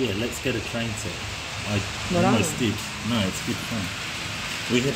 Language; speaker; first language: English; native; English